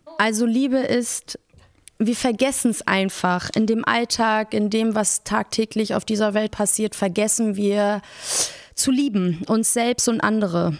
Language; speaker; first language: German; early bilingual, other home language; Persian